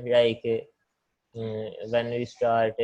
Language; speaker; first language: English; non-native, learner; Punjabi